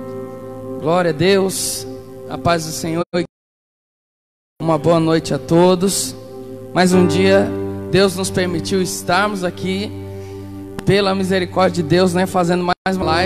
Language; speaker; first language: Portuguese; native; Portuguese